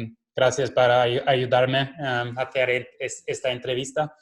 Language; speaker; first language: Spanish; non-native, learner; German